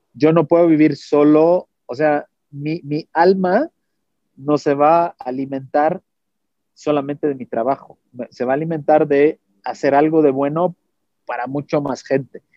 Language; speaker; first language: Spanish; non-native, fluent; Portuguese